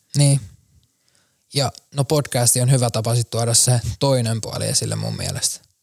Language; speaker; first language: Finnish; native; Finnish